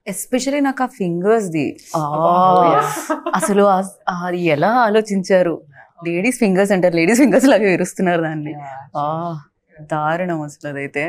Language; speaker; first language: Telugu; native; Telugu